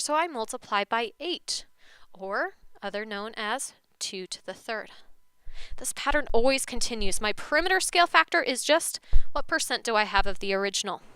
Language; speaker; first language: English; native; English